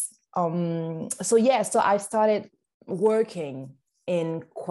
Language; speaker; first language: English; non-native, fluent; French